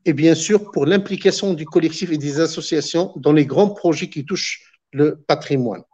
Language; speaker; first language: French; non-native, local second language; Arabic